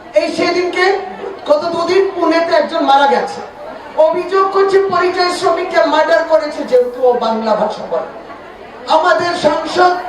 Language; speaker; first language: Bangla; native; Bangla